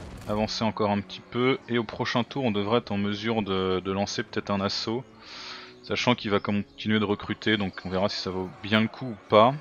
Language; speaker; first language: French; native; French